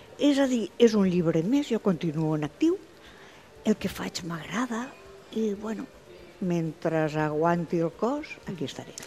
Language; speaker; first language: Catalan; non-native, local second language; Spanish